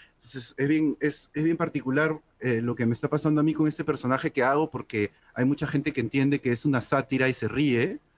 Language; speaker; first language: Spanish; native; Spanish